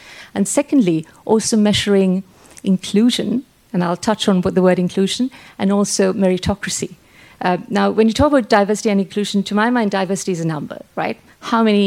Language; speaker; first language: English; non-native, local second language; Sinhala